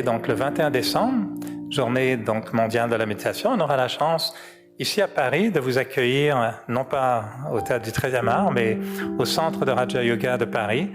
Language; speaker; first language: French; native; French